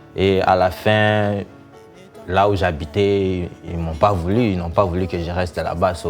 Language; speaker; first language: French; non-native, local second language; Lingala